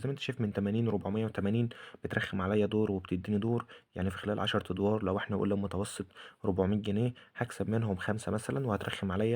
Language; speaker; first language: Arabic; native; Arabic